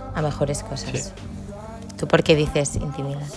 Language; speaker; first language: Spanish; native; Spanish